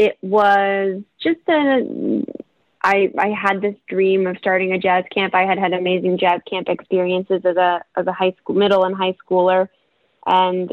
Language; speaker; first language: English; native; English